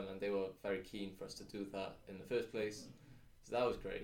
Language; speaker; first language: English; native; English